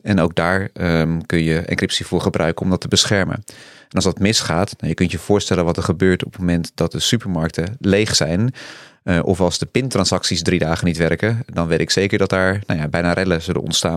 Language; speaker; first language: Dutch; native; Dutch